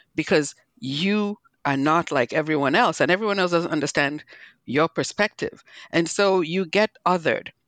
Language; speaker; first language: English; non-native, local second language; Igbo